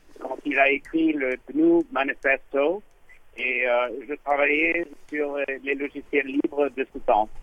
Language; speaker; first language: French; non-native, learner; English